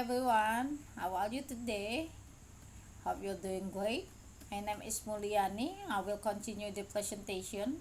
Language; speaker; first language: English; non-native, learner; Indonesian